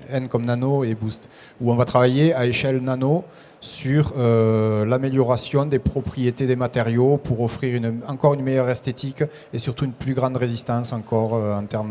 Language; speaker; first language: French; native; French